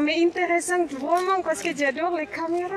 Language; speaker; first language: French; non-native, fluent; Indonesian